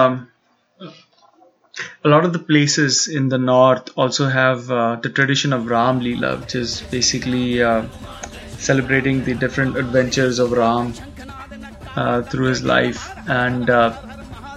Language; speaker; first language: English; non-native, local second language; Tamil